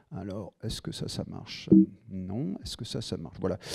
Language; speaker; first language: French; native; French